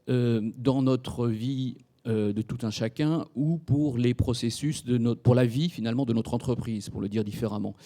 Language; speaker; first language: French; native; French